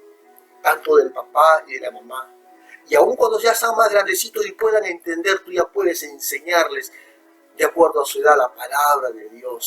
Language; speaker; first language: Spanish; native; Spanish